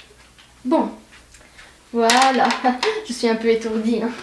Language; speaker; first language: French; native; French